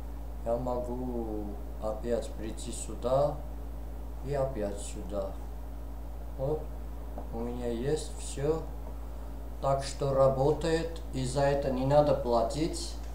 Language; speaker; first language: Russian; non-native, fluent; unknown